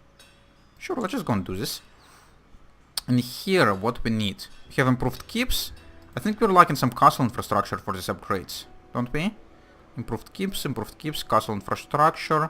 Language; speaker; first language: English; non-native, fluent; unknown